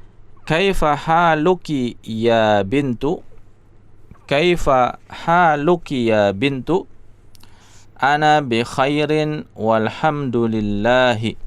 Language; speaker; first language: Arabic; non-native, learner; Indonesian